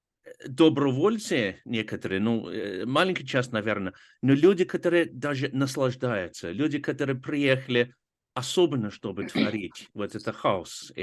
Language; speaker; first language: Russian; non-native, fluent; English